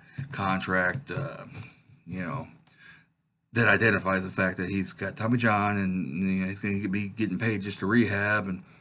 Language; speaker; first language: English; native; English